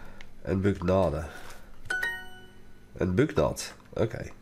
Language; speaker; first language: Swedish; non-native, learner; English